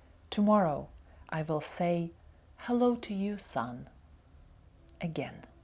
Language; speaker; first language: English; non-native, fluent; Ukrainian